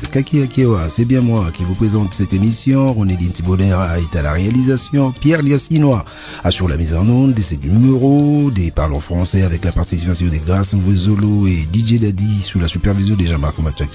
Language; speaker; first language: French; native; French